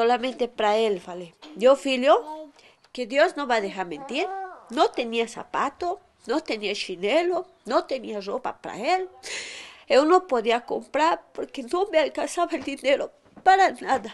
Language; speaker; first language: Portuguese; non-native, learner; Spanish